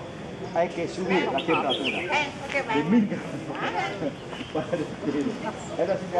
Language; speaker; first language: Spanish; non-native, learner; Vietnamese